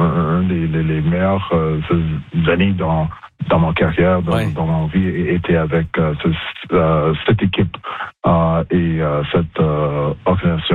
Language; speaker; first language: French; non-native, local second language; English